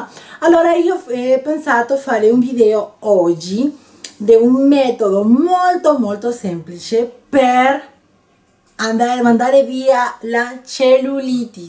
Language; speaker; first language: Italian; non-native, learner; Spanish